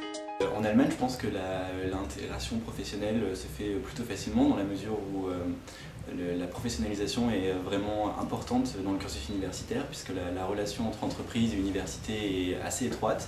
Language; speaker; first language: French; non-native, fluent; German